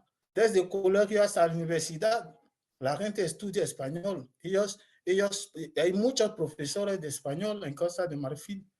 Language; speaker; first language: Spanish; non-native, learner; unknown